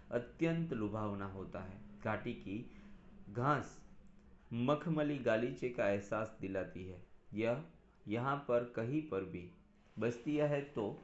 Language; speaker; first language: Hindi; non-native, local second language; Gujarati